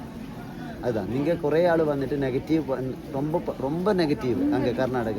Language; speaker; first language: Tamil; non-native, learner; Malayalam